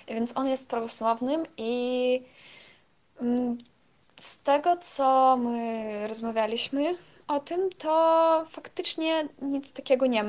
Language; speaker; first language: Polish; non-native, fluent; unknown